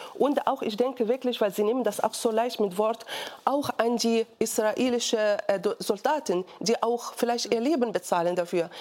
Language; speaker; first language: German; non-native, fluent; Arabic